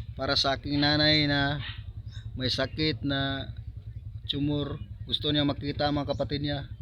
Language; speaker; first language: Filipino; non-native, local second language; Cebuano